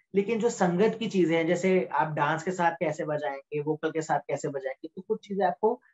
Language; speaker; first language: Hindi; native; Hindi